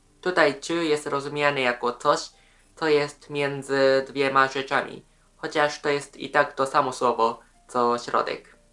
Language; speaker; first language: Polish; non-native, fluent; Japanese